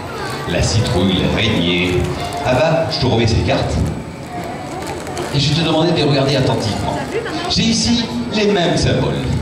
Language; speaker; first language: French; native; French